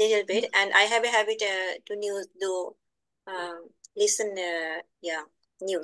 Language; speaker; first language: English; non-native, learner; Bangla